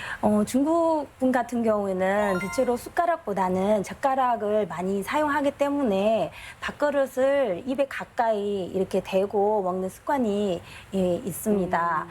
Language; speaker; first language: Korean; non-native, fluent; Chinese